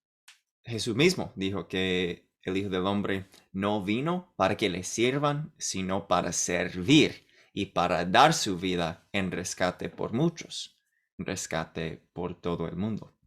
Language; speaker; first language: Spanish; non-native, fluent; English